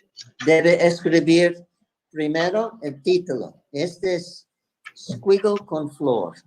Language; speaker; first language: Spanish; non-native, fluent; English